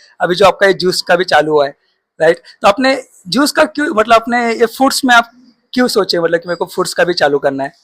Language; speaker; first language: Hindi; non-native, local second language; Marathi